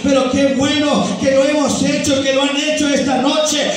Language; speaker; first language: Spanish; native; Spanish